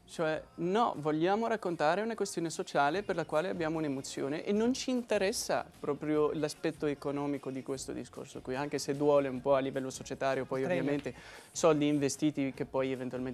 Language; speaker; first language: Italian; non-native, fluent; Arabic